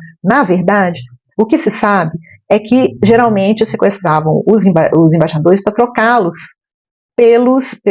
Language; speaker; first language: Portuguese; native; Portuguese